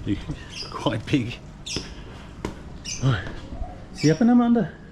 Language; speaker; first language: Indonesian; non-native, learner; English